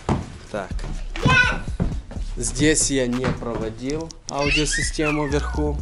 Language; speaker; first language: Russian; native; Russian